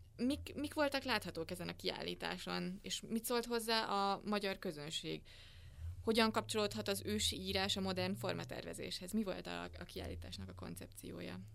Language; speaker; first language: Hungarian; native; Hungarian